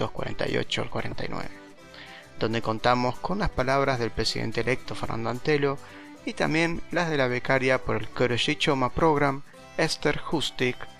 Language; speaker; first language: Spanish; native; Spanish